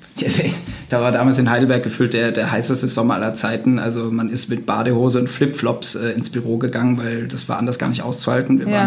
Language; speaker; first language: German; native; German